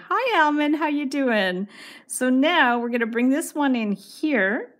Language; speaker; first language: English; native; English